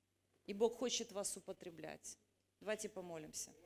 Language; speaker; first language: Russian; native; Russian